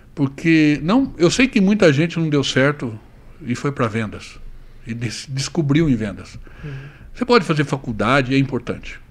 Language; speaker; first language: Portuguese; native; Portuguese